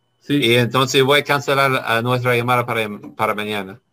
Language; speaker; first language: Spanish; non-native, learner; English